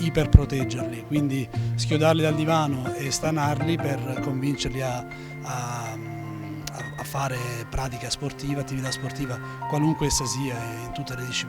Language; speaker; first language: Italian; native; Italian